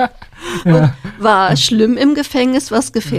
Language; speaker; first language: German; native; German